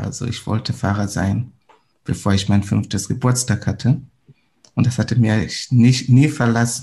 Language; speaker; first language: German; non-native, fluent; Swahili